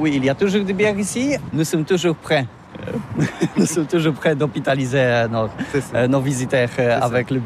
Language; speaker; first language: French; non-native, learner; Polish